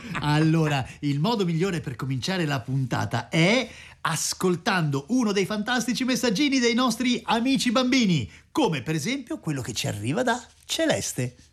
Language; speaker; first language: Italian; native; Italian